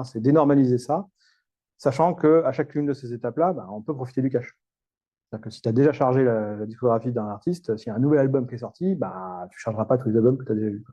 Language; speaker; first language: French; native; French